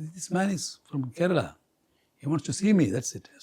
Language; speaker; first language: English; non-native, local second language; Malayalam